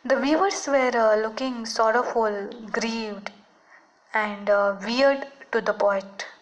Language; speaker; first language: English; non-native, local second language; Marathi